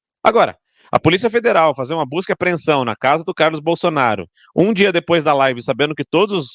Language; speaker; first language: Portuguese; native; Portuguese